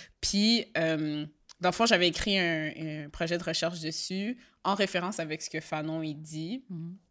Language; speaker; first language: French; native; French